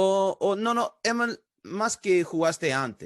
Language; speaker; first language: Spanish; early bilingual, heritage; Spanish